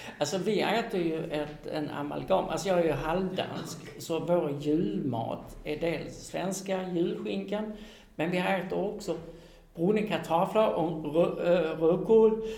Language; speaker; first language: Swedish; native; Swedish